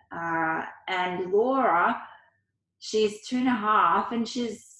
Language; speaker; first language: English; early bilingual, other home language; Ukrainian